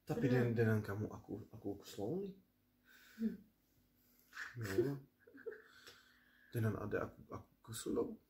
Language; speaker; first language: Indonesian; non-native, learner; Czech